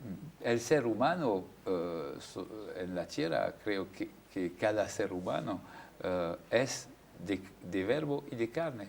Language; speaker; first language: Spanish; non-native, fluent; French